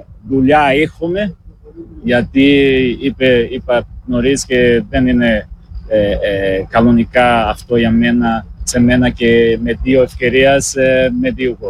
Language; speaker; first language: Greek; non-native, learner; Portuguese